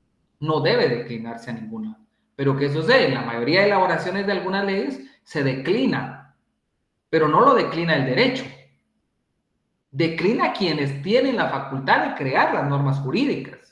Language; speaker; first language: Spanish; native; Spanish